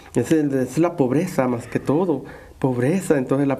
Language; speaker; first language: Spanish; native; Spanish